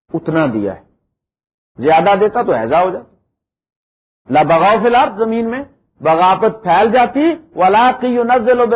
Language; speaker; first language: Urdu; non-native, local second language; Punjabi